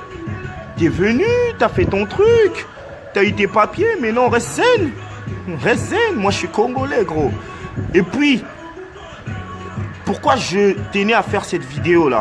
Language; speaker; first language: French; non-native, local second language; Lingala